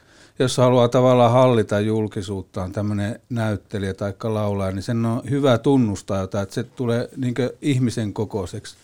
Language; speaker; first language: Finnish; native; Finnish